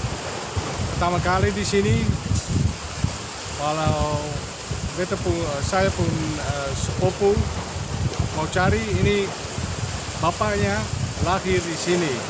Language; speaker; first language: Indonesian; non-native, learner; Dutch